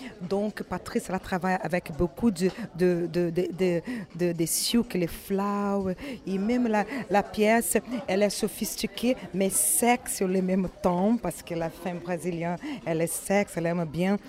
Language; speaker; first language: French; non-native, learner; Portuguese